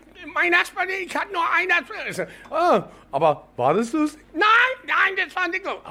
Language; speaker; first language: German; non-native, learner; English